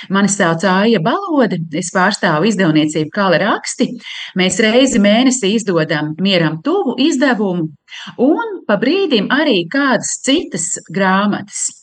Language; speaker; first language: Latvian; native; Latvian